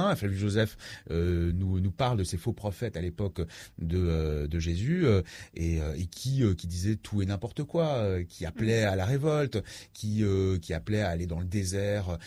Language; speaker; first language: French; native; French